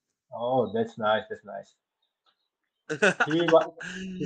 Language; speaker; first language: English; non-native, learner; Portuguese